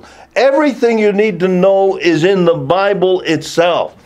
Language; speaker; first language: English; native; English